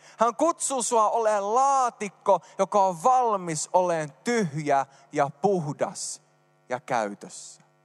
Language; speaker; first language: Finnish; early bilingual, heritage; Finnish